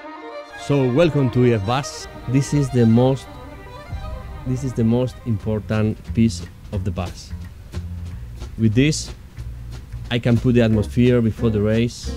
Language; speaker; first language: English; non-native, learner; Spanish